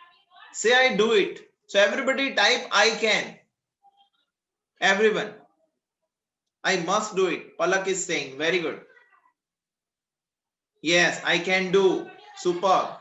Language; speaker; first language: English; non-native, local second language; Gujarati